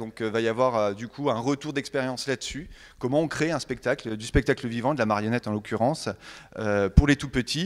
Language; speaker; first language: French; native; French